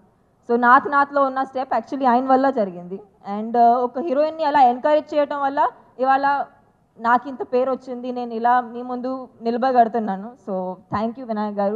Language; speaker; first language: Telugu; non-native, fluent; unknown